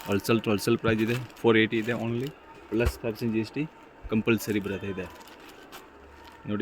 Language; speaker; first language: Kannada; non-native, local second language; Hindi